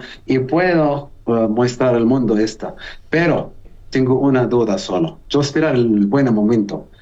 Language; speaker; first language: Spanish; non-native, learner; Arabic